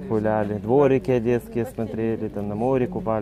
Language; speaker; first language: Russian; native; Russian